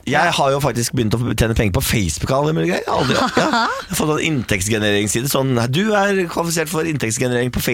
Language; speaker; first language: Norwegian; native; Norwegian